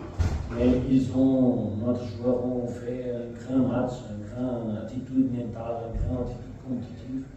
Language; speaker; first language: French; non-native, learner; Portuguese